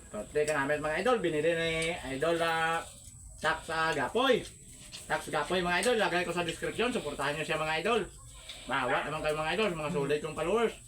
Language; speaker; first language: Filipino; non-native, local second language; Hiligaynon